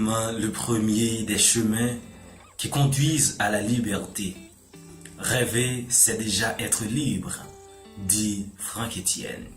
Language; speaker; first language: French; non-native, local second language; Haitian Creole